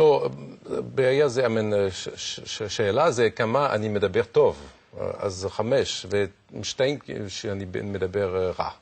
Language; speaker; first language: Hebrew; non-native, learner; French